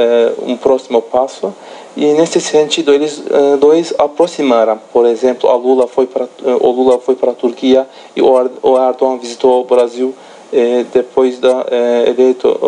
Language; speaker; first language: Portuguese; non-native, fluent; Turkish